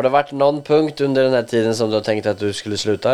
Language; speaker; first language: Swedish; native; Swedish